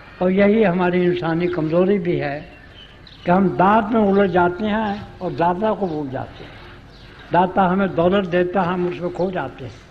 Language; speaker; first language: Urdu; non-native, local second language; Punjabi